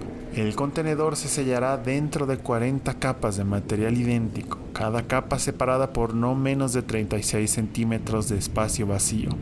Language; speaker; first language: Spanish; native; Spanish